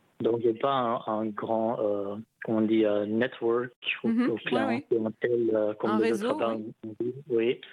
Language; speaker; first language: French; non-native, local second language; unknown